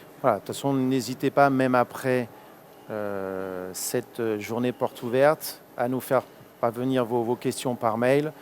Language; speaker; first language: French; native; French